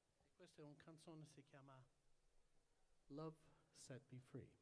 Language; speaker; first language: Italian; early bilingual, heritage; English